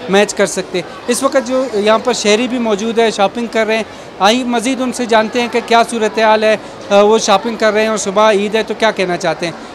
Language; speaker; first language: Urdu; non-native, local second language; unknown